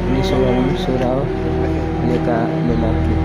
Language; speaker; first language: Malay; non-native, learner; Bangla